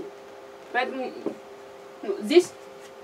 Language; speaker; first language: Russian; non-native, learner; Chinese